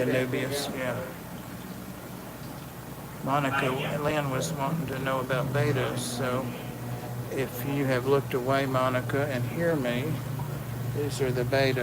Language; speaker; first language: English; native; English